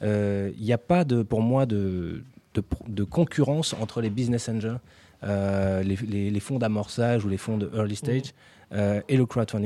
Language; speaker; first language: French; native; French